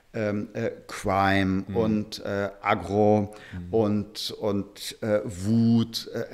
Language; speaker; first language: German; native; German